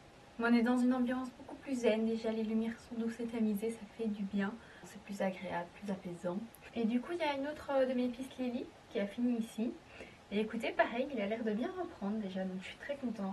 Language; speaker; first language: French; native; French